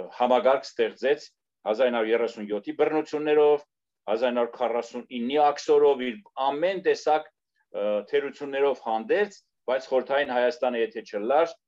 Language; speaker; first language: Armenian; native; Armenian